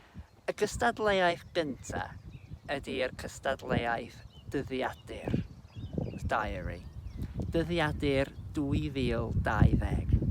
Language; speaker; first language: Welsh; native; Welsh